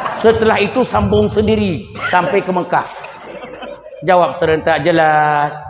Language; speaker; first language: Malay; non-native, local second language; Achinese